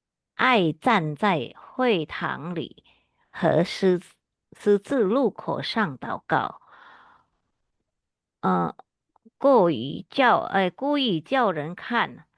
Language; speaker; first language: Chinese; non-native, learner; Indonesian